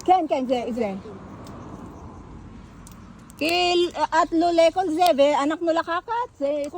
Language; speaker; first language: Hebrew; non-native, learner; Filipino